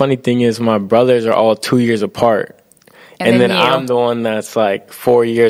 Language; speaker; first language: English; native; English